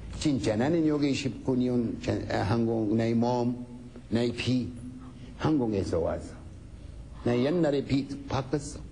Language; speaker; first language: Korean; non-native, learner; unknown